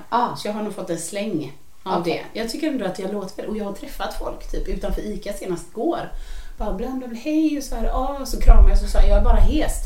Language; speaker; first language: Swedish; native; Swedish